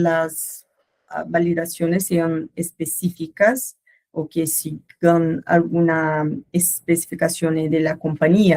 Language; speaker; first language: Spanish; non-native, learner; Portuguese